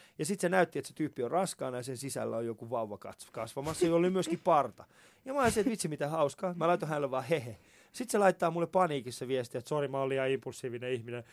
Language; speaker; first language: Finnish; early bilingual, other home language; Persian